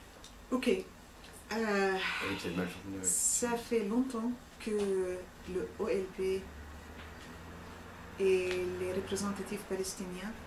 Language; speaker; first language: French; non-native, fluent; Arabic